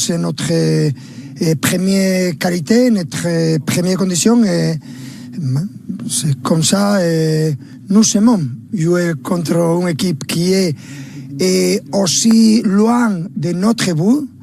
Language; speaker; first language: French; non-native, learner; Spanish